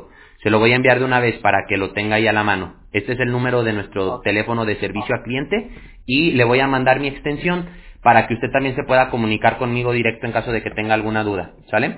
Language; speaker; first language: Spanish; native; Spanish